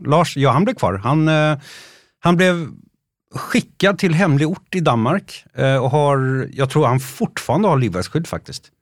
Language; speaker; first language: Swedish; native; Swedish